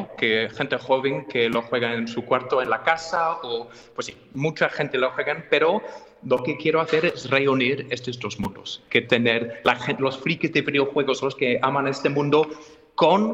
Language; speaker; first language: Spanish; non-native, fluent; English